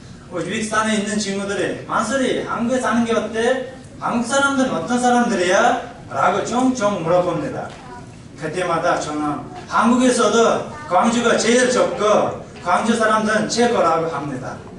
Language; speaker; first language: Korean; non-native, learner; Uzbek